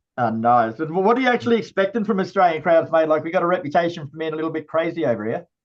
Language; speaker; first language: English; native; English